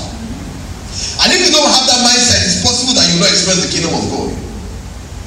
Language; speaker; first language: English; non-native, local second language; Yoruba